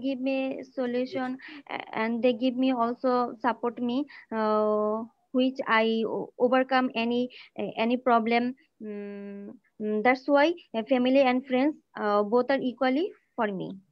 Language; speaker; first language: English; non-native, learner; Bangla